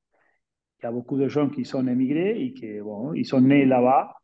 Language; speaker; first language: French; non-native, fluent; Spanish